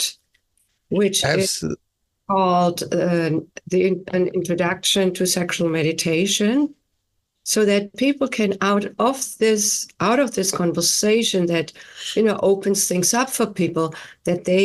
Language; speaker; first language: English; non-native, fluent; German